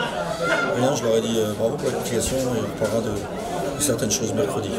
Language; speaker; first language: French; native; French